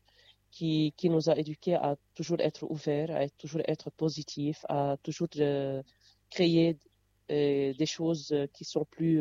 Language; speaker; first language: French; non-native, local second language; Arabic